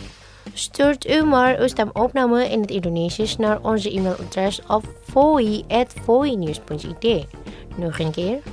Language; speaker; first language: Dutch; non-native, learner; Indonesian